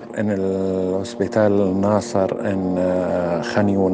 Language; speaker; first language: Spanish; non-native, fluent; Arabic